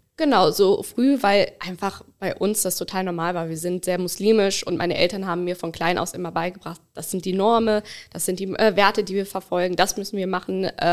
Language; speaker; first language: German; early bilingual, other home language; Bangla